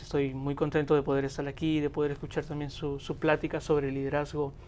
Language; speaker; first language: Spanish; native; Spanish